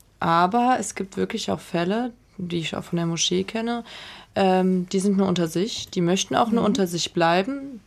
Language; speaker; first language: German; early bilingual, other home language; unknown